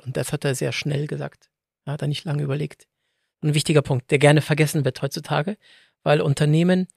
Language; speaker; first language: German; native; German